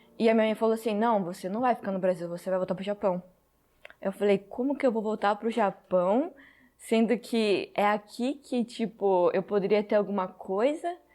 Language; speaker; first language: Portuguese; early bilingual, heritage; Portuguese